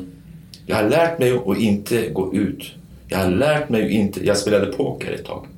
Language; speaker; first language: Swedish; non-native, fluent; Kurdish